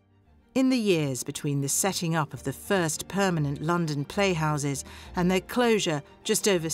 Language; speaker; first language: English; native; English